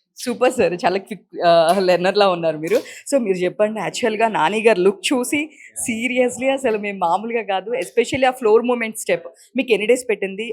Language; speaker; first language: Telugu; native; Telugu